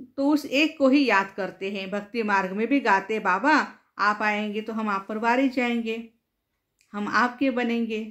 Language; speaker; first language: Hindi; non-native, local second language; Marathi